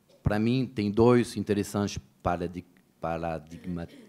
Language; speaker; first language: Portuguese; native; Portuguese